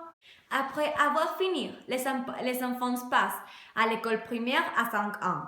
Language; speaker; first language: French; non-native, learner; Spanish